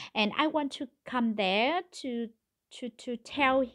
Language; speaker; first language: English; non-native, learner; Vietnamese